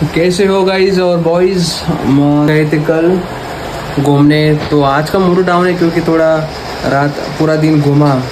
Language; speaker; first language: Hindi; non-native, local second language; Marathi